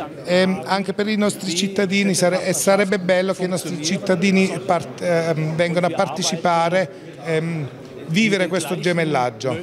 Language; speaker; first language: Italian; non-native, fluent; German